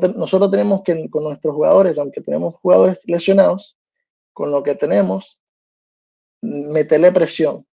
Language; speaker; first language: Spanish; early bilingual, heritage; Spanish